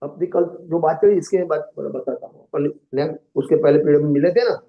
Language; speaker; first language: Hindi; non-native, local second language; Gujarati